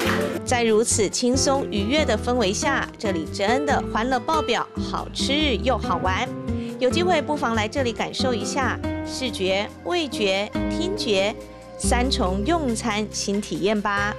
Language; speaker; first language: Chinese; native; Chinese